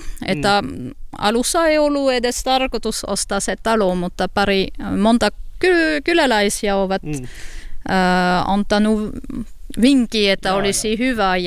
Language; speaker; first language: Finnish; non-native, learner; French